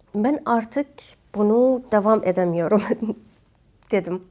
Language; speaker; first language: Turkish; non-native, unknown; Kurdish